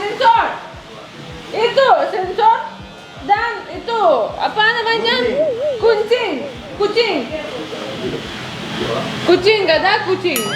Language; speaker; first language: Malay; non-native, learner; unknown